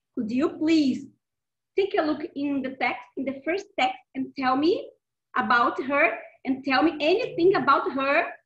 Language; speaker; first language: English; non-native, fluent; Portuguese